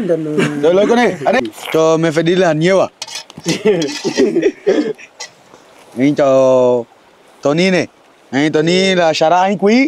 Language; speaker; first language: Vietnamese; non-native, learner; Portuguese